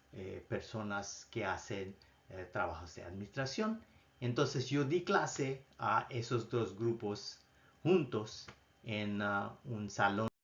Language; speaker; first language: Spanish; non-native, fluent; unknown